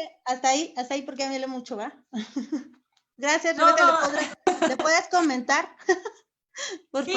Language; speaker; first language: Spanish; native; Spanish